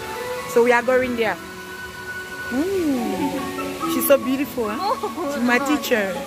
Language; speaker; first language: English; non-native, learner; French